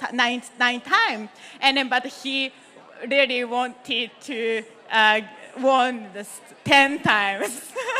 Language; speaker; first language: English; non-native, fluent; Japanese